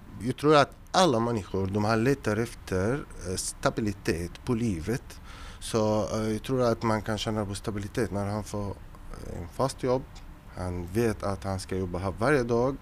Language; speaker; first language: Swedish; non-native, learner; Arabic